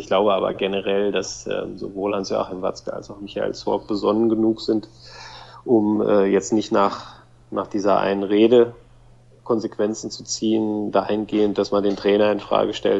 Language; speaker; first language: German; native; German